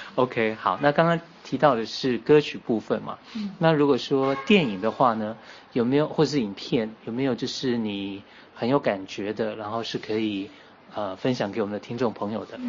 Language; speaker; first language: Chinese; native; Chinese